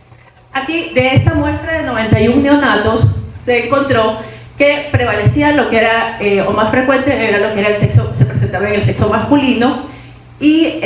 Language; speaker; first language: Spanish; native; Spanish